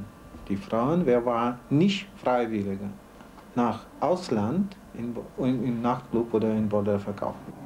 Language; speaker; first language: German; non-native, learner; Ukrainian